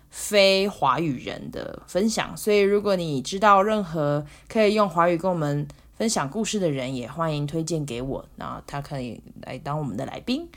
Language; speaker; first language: Chinese; native; Chinese